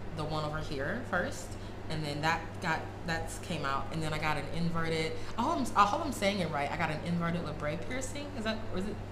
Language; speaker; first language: English; native; English